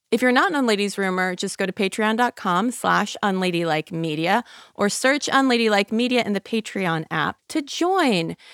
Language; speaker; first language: English; native; English